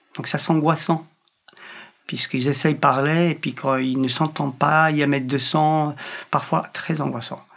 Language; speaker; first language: French; non-native, fluent; Polish